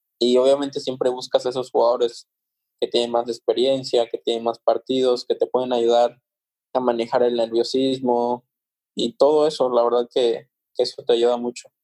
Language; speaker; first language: Spanish; native; Spanish